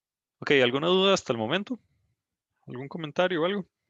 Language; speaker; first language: Spanish; native; Spanish